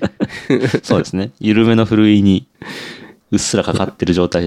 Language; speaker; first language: Japanese; native; Japanese